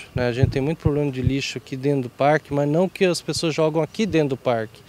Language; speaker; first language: Portuguese; native; Portuguese